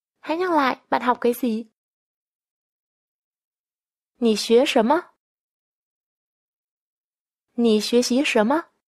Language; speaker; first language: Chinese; non-native, fluent; Vietnamese